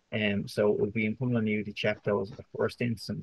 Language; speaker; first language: English; native; English